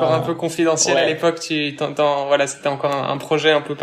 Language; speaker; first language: French; native; French